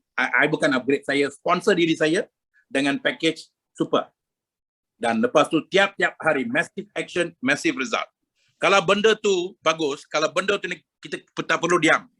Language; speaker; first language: Malay; non-native, local second language; Tamil